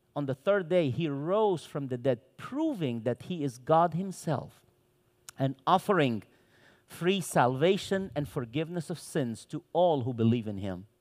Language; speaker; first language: English; non-native, fluent; Arabic